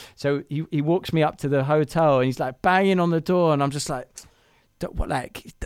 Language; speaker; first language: English; native; English